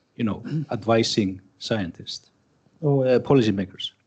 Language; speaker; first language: English; non-native, fluent; Icelandic